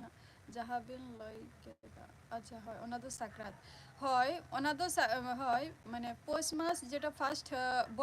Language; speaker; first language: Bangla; non-native, local second language; Santali